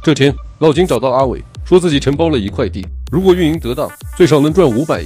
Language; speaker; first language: Chinese; native; Chinese